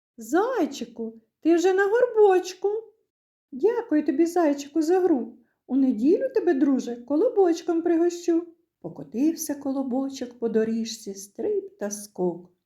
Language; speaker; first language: Ukrainian; native; Ukrainian